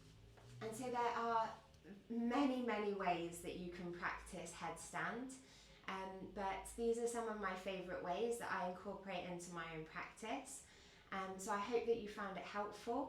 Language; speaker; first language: English; native; English